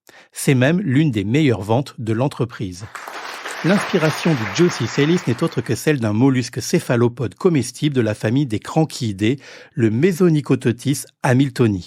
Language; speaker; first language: French; native; French